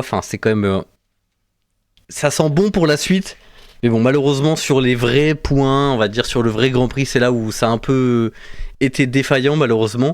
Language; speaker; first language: French; native; French